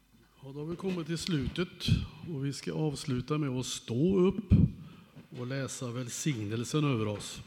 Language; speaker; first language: Swedish; native; Swedish